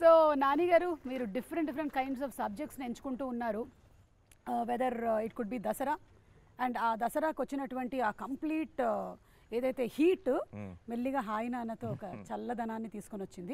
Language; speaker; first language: Telugu; native; Telugu